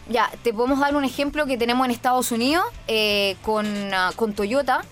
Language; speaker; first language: Spanish; early bilingual, other home language; Sindhi